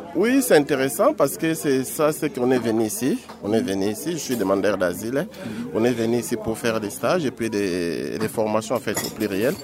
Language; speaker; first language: French; non-native, local second language; Lingala